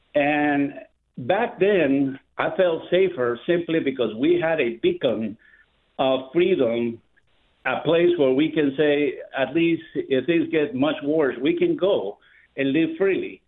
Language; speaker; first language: English; non-native, fluent; Spanish